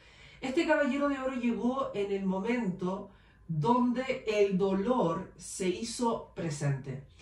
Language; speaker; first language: Spanish; native; Spanish